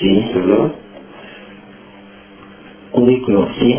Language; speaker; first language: Spanish; non-native, learner; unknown